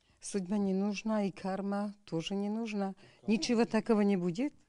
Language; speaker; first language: Russian; non-native, learner; Slovak